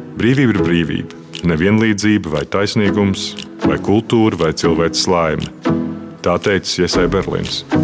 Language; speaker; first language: Latvian; native; Latvian